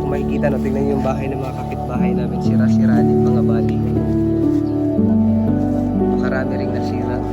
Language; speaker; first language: Filipino; non-native, local second language; Cebuano